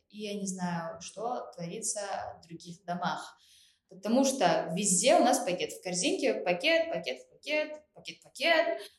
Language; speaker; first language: Russian; non-native, local second language; Uzbek